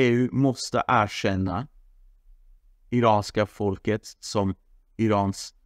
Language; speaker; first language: Swedish; non-native, fluent; Persian